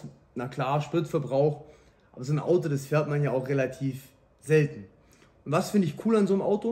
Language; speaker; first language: German; native; German